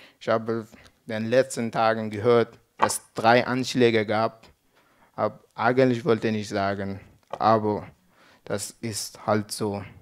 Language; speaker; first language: German; non-native, learner; Persian